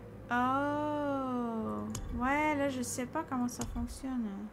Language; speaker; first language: French; native; French